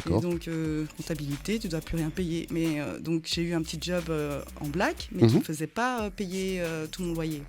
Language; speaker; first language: French; early bilingual, other home language; Khmer